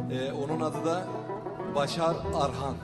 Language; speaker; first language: Turkish; native; Turkish